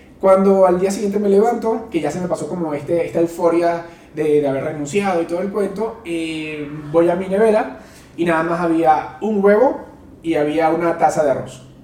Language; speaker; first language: Spanish; native; Spanish